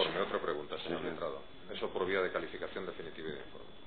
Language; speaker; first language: Spanish; native; Spanish